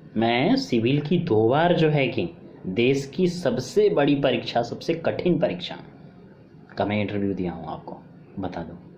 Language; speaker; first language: Hindi; non-native, local second language; Bhojpuri